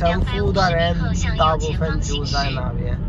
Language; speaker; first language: Chinese; non-native, learner; Urdu